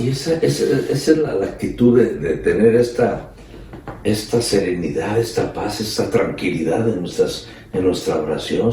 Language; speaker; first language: Spanish; native; Spanish